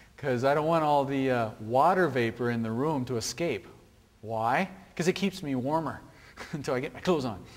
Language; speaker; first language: English; native; English